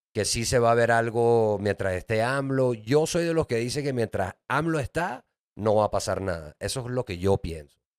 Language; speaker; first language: Spanish; native; Spanish